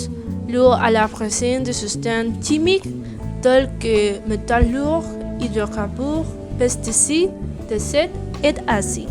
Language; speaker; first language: French; non-native, learner; Spanish